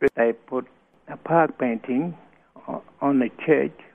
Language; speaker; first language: English; non-native, local second language; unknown